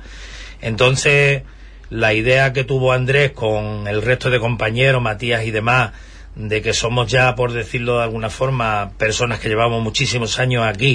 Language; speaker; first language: Spanish; native; Spanish